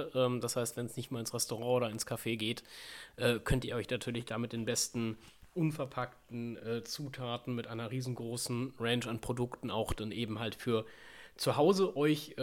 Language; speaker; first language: German; native; German